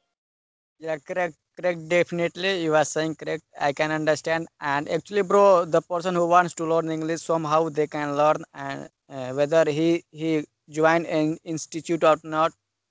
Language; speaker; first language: English; non-native, learner; Hindi